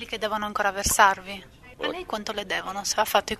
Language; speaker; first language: Italian; native; Italian